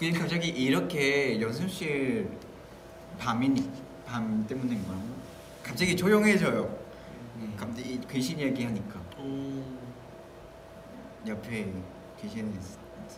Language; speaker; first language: Korean; non-native, fluent; Vietnamese